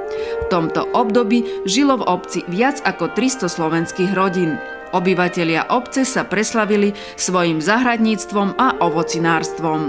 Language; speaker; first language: Slovak; native; Slovak